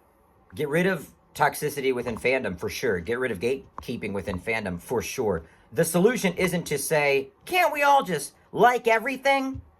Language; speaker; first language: English; native; English